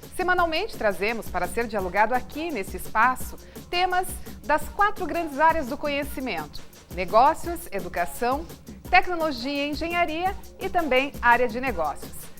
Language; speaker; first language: Portuguese; native; Portuguese